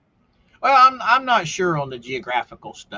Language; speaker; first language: English; native; English